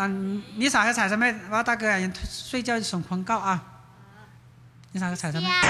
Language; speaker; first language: Chinese; native; Chinese